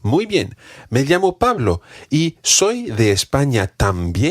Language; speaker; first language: Spanish; non-native, fluent; English